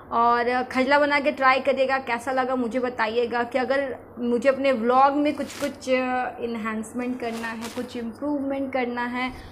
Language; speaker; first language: Hindi; native; Hindi